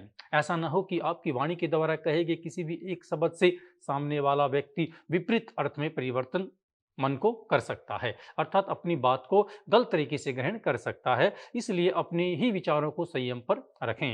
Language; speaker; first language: Hindi; native; Hindi